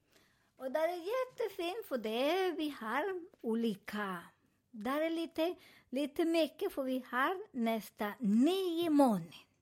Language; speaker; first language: Swedish; non-native, learner; Spanish